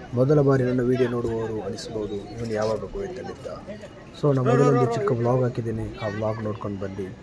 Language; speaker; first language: Kannada; non-native, local second language; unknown